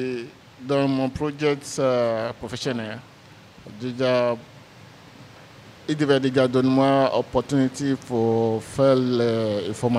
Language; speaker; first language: French; non-native, learner; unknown